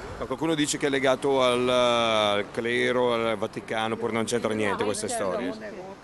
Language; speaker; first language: Italian; native; Italian